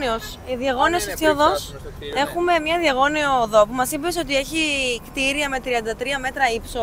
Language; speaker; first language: Greek; native; Greek